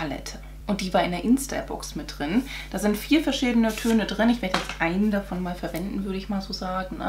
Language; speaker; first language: German; native; German